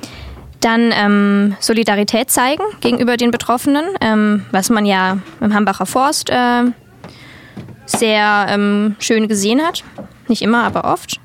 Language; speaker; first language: German; native; German